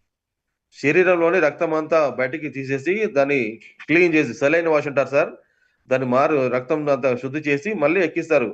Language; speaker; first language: Telugu; native; Telugu